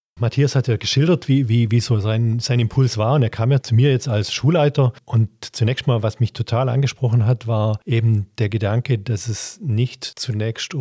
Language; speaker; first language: German; native; German